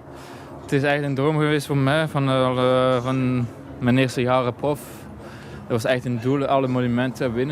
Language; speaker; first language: Dutch; non-native, local second language; French